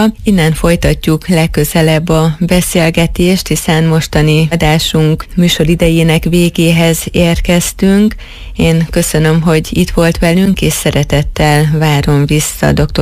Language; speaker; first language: Hungarian; native; Hungarian